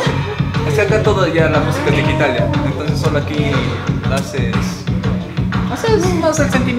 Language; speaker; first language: Spanish; native; Spanish